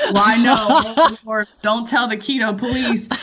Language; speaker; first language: English; native; English